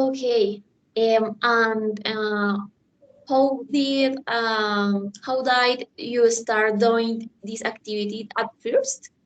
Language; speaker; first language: English; non-native, learner; Spanish